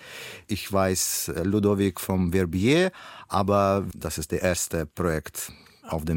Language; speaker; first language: German; non-native, learner; Russian